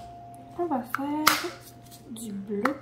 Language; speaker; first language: French; native; French